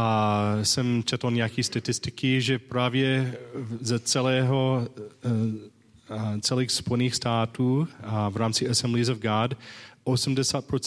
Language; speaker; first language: Czech; non-native, learner; English